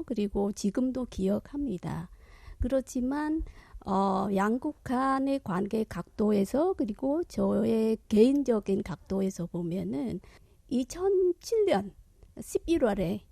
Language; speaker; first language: Korean; non-native, fluent; Vietnamese